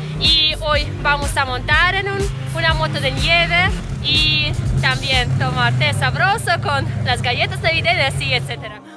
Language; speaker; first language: Spanish; non-native, fluent; Russian